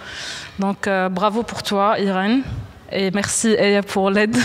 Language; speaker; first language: French; non-native, local second language; Arabic